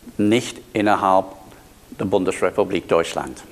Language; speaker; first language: German; non-native, fluent; English